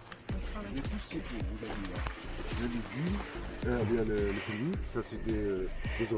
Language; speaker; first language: French; non-native, local second language; Arabic